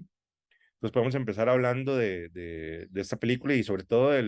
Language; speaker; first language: Spanish; native; Spanish